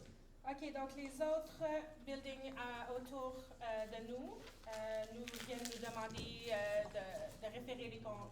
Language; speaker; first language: French; native; French